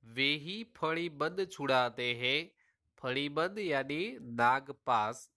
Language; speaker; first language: Hindi; non-native, local second language; Gujarati